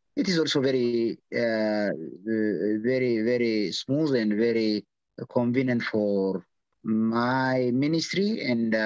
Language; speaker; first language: English; non-native, local second language; Amharic